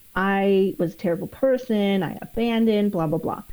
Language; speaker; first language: English; native; English